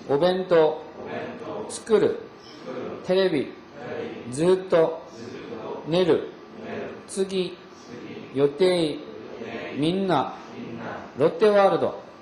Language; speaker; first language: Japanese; non-native, fluent; Korean